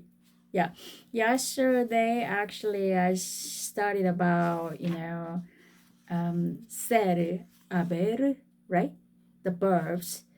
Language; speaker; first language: English; non-native, fluent; Korean